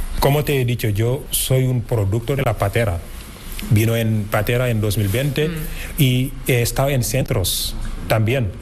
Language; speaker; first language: Spanish; non-native, fluent; Wolof